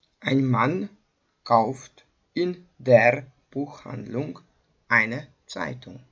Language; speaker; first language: German; non-native, fluent; Hungarian